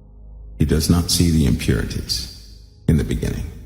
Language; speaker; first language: English; native; English